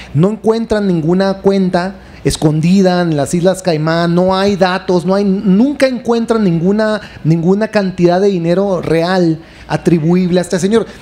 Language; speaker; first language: Spanish; native; Spanish